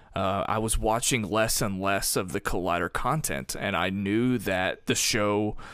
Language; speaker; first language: English; native; English